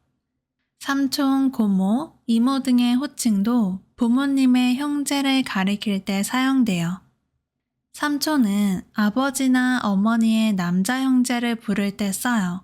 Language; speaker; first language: Korean; native; Korean